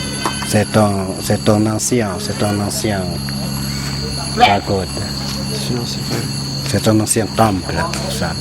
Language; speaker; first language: French; non-native, fluent; Lao